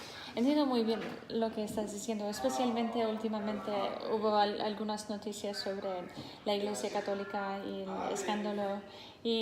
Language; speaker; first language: Spanish; non-native, fluent; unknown